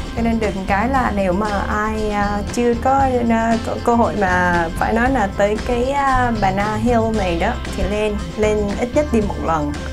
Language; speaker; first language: Vietnamese; early bilingual, heritage; Vietnamese